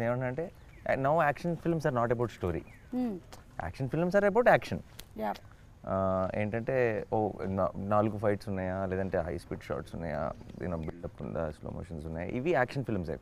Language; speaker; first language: Telugu; native; Telugu